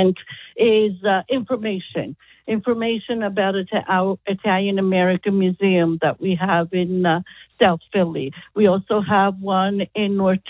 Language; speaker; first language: English; non-native, fluent; Italian